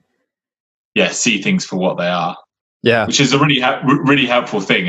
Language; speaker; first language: English; native; English